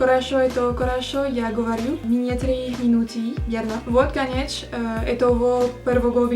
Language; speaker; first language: Russian; non-native, learner; French